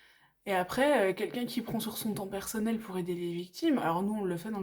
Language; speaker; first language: French; native; French